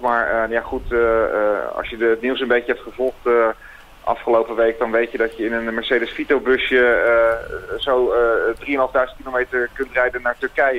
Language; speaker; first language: Dutch; native; Dutch